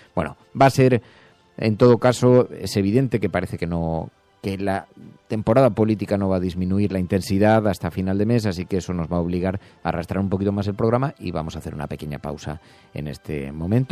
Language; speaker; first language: Spanish; native; Spanish